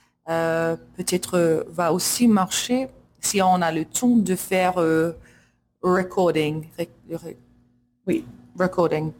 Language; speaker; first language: French; non-native, learner; English